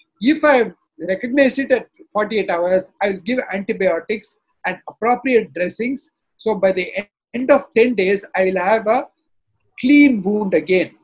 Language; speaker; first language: English; non-native, local second language; Tamil